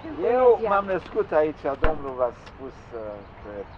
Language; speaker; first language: Romanian; non-native, local second language; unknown